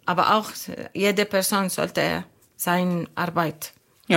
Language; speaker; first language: German; non-native, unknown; Arabic